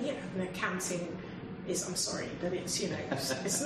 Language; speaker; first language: English; native; English